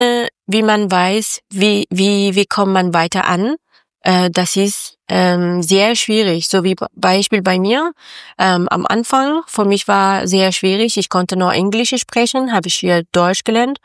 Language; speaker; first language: German; non-native, learner; Persian